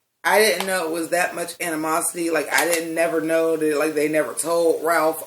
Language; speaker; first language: English; native; English